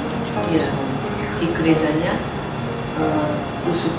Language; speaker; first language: Indonesian; non-native, learner; Korean